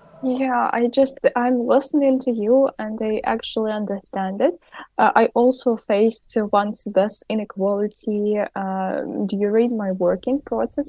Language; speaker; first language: English; non-native, fluent; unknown